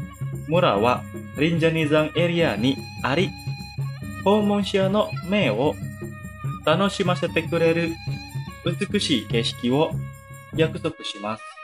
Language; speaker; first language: Japanese; non-native, fluent; Indonesian